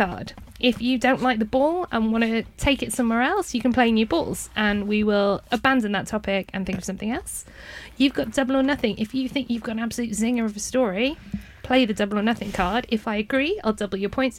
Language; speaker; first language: English; native; English